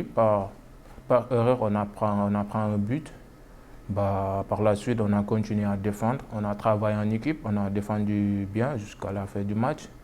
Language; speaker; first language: French; non-native, local second language; Wolof